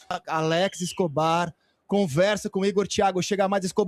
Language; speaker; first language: Portuguese; native; Portuguese